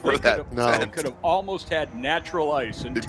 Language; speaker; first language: English; native; English